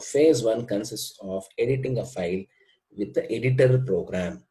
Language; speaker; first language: English; non-native, local second language; Kannada